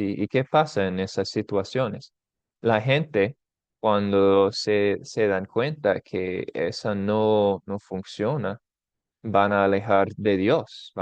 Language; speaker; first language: Spanish; non-native, fluent; English